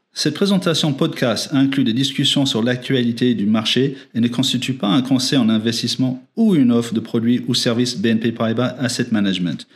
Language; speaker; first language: French; native; French